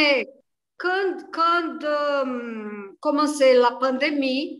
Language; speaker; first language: French; non-native, learner; Portuguese